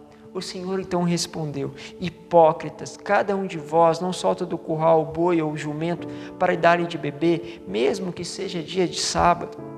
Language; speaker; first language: Portuguese; native; Portuguese